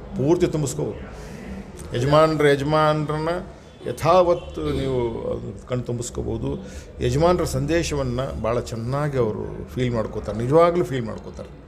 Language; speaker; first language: Kannada; native; Kannada